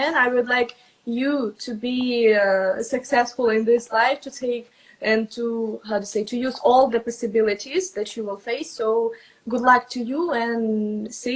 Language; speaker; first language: English; non-native, fluent; Russian